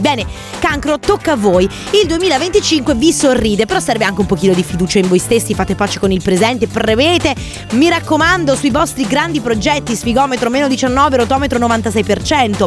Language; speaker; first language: Italian; native; Italian